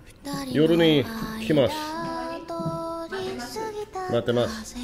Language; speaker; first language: Japanese; non-native, learner; Korean